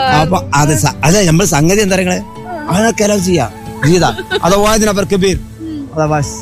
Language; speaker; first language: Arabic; non-native, learner; Tamil